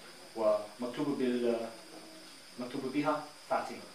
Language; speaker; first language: Arabic; non-native, fluent; English